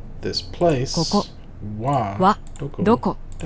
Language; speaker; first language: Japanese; non-native, learner; English